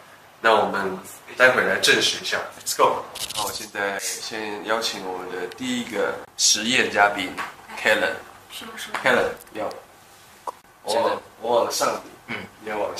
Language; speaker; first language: Chinese; native; Chinese